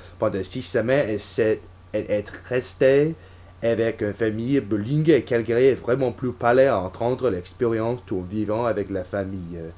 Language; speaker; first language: French; non-native, learner; English